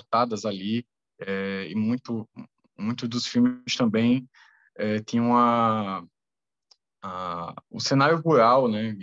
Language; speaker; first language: Portuguese; native; Portuguese